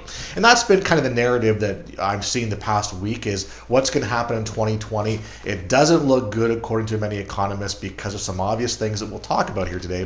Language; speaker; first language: English; native; English